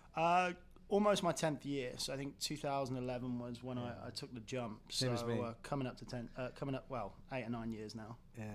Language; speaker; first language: English; native; English